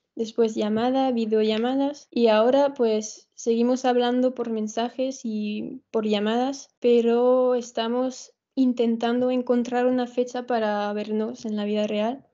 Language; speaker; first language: Spanish; non-native, fluent; French